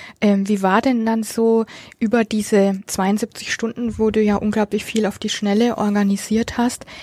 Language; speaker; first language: German; native; German